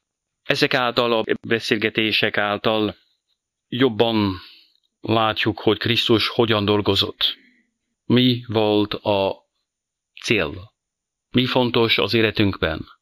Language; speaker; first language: Hungarian; non-native, fluent; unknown